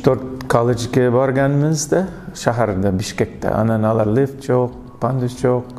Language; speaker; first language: Kyrgyz; non-native, learner; English